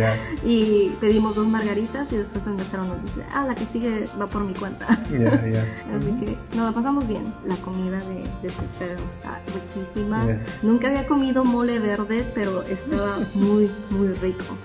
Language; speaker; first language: Spanish; native; Spanish